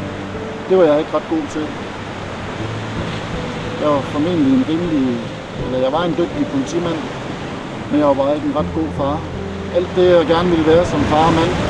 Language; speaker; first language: Danish; native; Danish